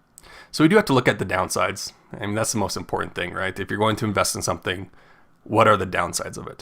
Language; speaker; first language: English; native; English